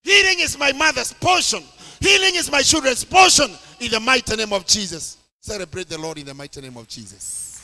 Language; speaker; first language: English; non-native, local second language; Swahili